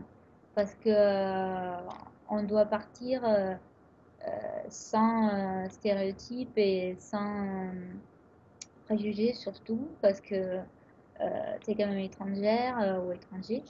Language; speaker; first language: French; non-native, fluent; Italian